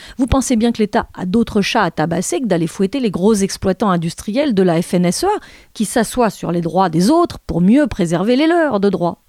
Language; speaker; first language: French; native; French